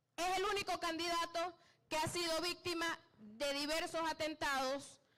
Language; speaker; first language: Spanish; native; Spanish